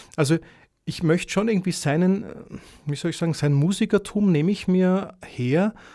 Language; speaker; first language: German; native; German